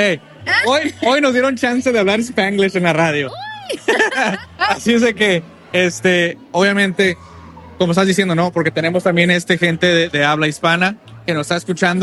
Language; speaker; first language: Spanish; early bilingual, heritage; Spanish